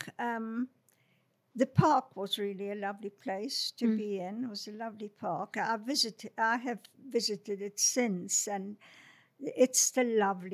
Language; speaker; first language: English; non-native, fluent; Polish